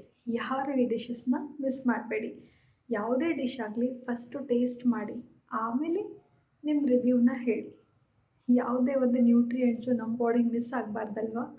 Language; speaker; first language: Kannada; native; Kannada